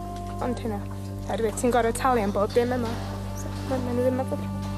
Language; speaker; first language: Welsh; non-native, local second language; English